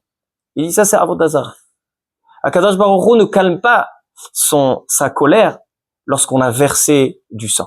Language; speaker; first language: French; native; French